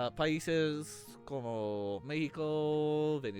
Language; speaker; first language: Spanish; non-native, learner; English